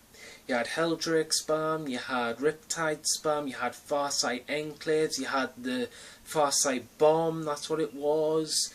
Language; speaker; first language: English; native; English